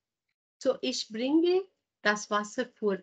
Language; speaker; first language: German; non-native, fluent; Hindi